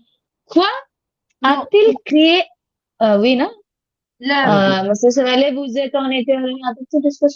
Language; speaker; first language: French; non-native, learner; Hindi